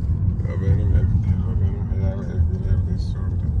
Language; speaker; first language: Turkish; non-native, fluent; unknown